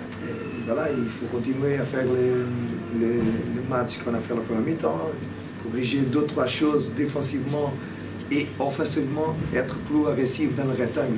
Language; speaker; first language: French; non-native, fluent; Portuguese